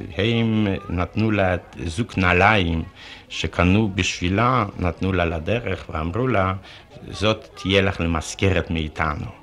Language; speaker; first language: Hebrew; non-native, fluent; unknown